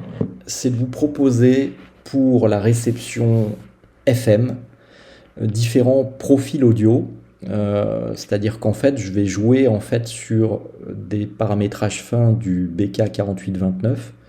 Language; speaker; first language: French; native; French